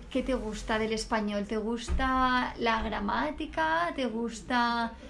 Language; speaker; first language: Spanish; native; Spanish